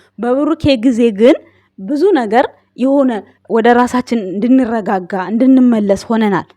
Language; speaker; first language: Amharic; native; Amharic